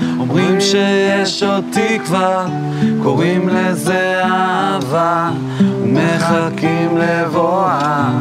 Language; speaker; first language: Hebrew; early bilingual, other home language; Russian